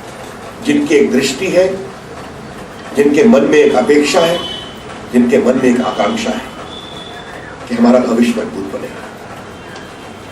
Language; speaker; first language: Hindi; native; Hindi